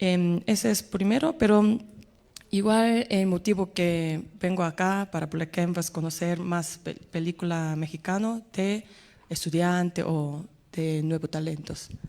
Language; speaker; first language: Spanish; non-native, fluent; Korean